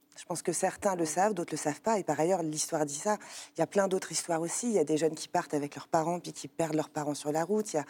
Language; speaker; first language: French; native; French